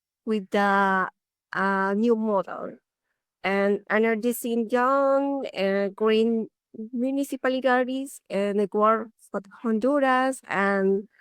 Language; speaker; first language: English; non-native, learner; Spanish